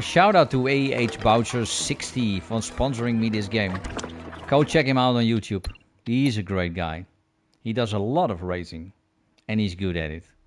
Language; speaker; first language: English; non-native, fluent; Dutch